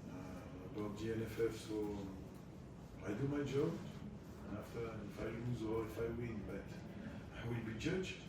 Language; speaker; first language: English; non-native, fluent; French